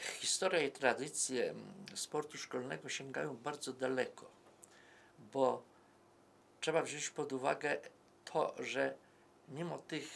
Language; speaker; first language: Polish; native; Polish